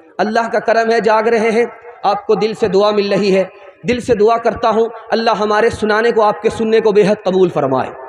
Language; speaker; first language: Urdu; non-native, local second language; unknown